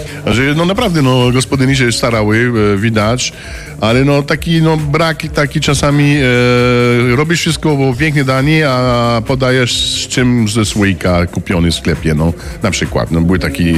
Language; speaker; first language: Polish; non-native, fluent; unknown